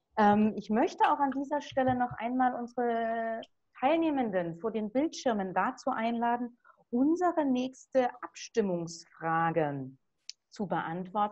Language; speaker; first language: German; native; German